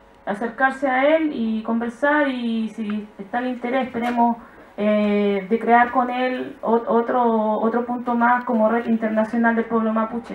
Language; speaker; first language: Spanish; native; Spanish